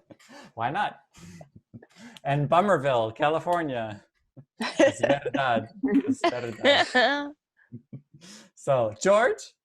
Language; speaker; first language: Spanish; non-native, fluent; English